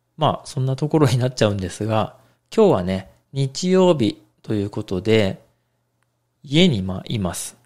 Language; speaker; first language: Japanese; native; Japanese